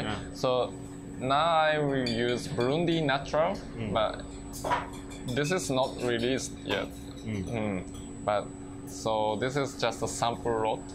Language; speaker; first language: English; non-native, learner; Japanese